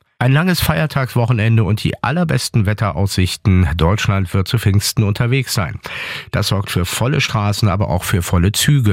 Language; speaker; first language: German; native; German